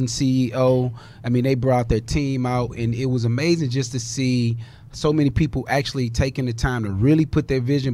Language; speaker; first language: English; native; English